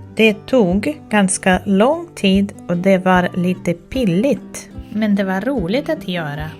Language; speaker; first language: Swedish; non-native, fluent; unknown